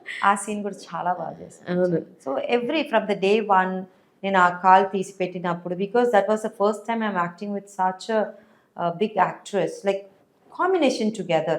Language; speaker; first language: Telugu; non-native, learner; Tamil